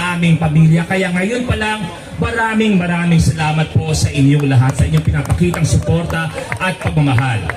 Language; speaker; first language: Filipino; native; Filipino